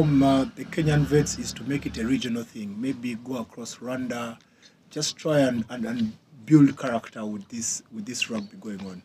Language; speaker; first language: English; non-native, local second language; Ganda